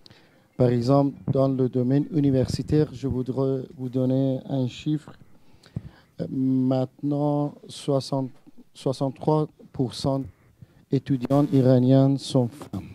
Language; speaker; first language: French; non-native, learner; Persian